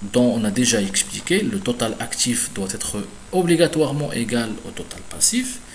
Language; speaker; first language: French; non-native, local second language; Arabic